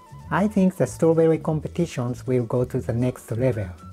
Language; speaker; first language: English; non-native, fluent; Japanese